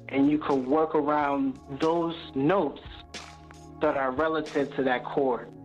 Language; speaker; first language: English; native; English